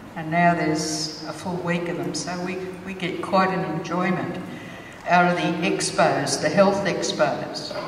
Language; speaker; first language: English; native; English